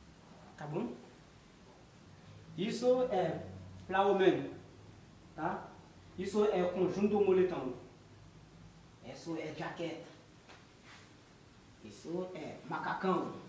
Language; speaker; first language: Portuguese; non-native, learner; Haitian Creole